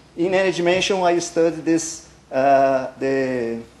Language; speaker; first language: English; non-native, learner; Portuguese